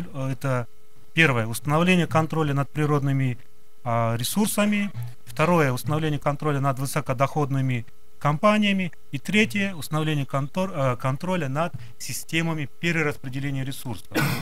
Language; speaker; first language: Russian; non-native, local second language; Kyrgyz